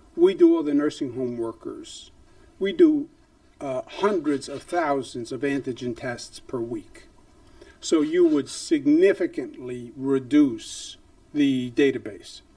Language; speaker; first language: English; native; English